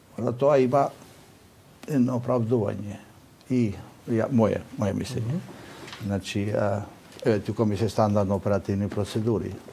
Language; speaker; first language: Macedonian; non-native, local second language; Albanian